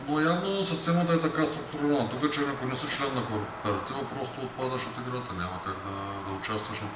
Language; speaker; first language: Bulgarian; native; Bulgarian